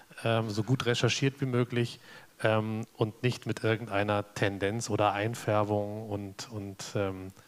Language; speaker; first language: German; native; German